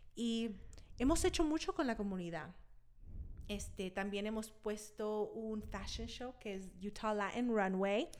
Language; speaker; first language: Spanish; early bilingual, heritage; Spanish